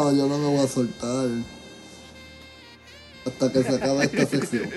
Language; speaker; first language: Spanish; native; Spanish